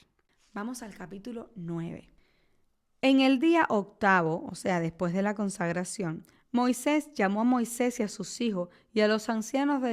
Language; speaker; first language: Spanish; native; Spanish